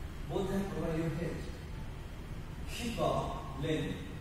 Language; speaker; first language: English; non-native, local second language; Bangla